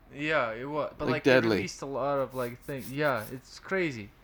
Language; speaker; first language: English; non-native, fluent; Ukrainian